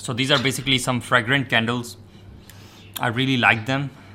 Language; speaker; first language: English; non-native, local second language; Urdu